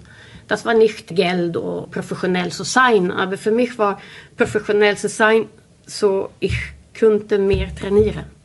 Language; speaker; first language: German; non-native, learner; Swedish